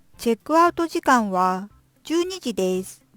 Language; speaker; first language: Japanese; non-native, fluent; Korean